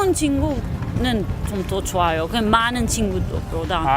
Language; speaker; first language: Korean; non-native, learner; Dutch